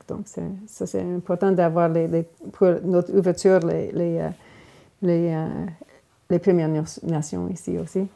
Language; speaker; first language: French; non-native, local second language; English